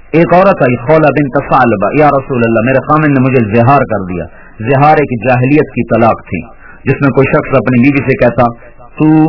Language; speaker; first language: Urdu; non-native, local second language; Punjabi